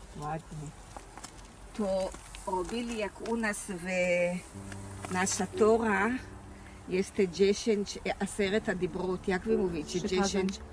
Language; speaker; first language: Polish; early bilingual, heritage; Hebrew